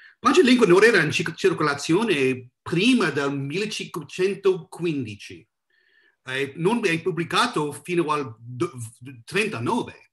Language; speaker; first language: Italian; non-native, learner; English